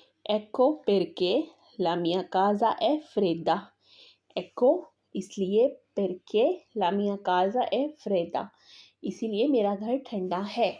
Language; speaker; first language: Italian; non-native, learner; Urdu